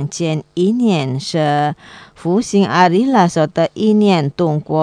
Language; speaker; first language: Chinese; non-native, learner; Indonesian